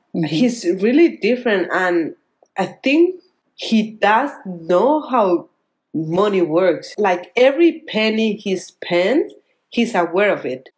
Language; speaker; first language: English; non-native, fluent; Spanish